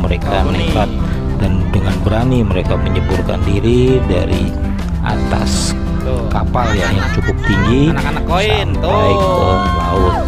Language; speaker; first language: Indonesian; native; Indonesian